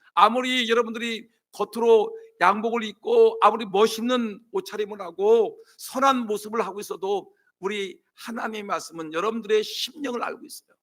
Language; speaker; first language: Korean; native; Korean